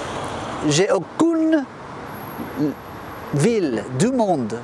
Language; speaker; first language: French; non-native, fluent; Spanish